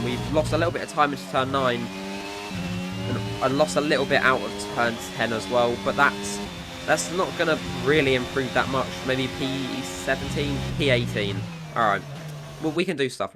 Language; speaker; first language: English; native; English